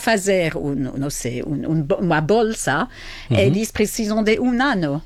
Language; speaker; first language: Portuguese; non-native, fluent; French